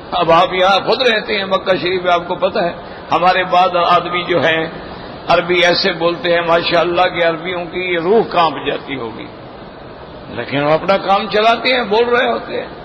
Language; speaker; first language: Urdu; non-native, local second language; Saraiki